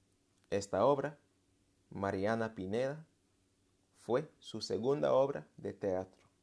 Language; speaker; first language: Spanish; non-native, fluent; English